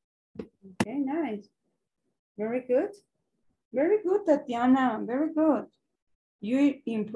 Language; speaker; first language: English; non-native, learner; Spanish